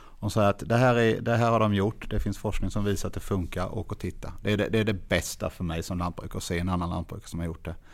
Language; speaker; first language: Swedish; native; Swedish